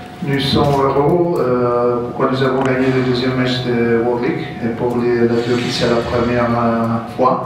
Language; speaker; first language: French; non-native, fluent; Turkish